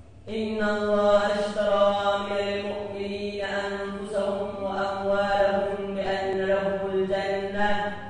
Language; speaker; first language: Arabic; non-native, fluent; Urdu